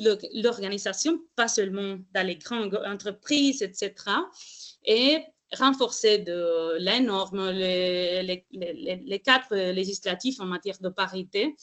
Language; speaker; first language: French; non-native, fluent; Spanish